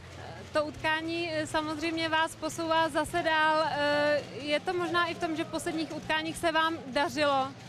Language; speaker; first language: Czech; native; Czech